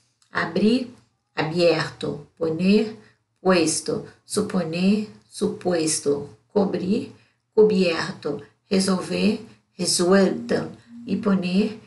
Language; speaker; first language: Spanish; non-native, learner; Portuguese